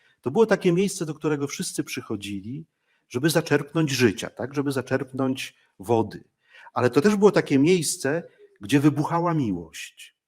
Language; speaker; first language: Polish; native; Polish